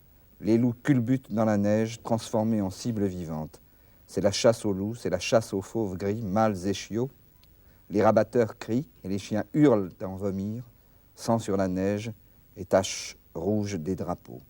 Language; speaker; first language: French; native; French